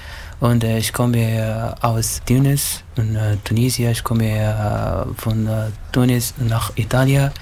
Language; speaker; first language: German; non-native, learner; Arabic